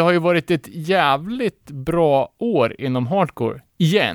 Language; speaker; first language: Swedish; native; Swedish